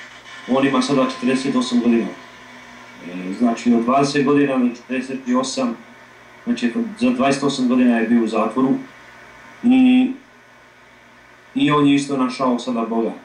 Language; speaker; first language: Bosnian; early bilingual, heritage; English